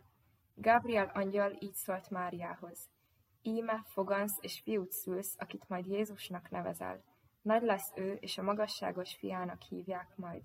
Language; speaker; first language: Hungarian; native; Hungarian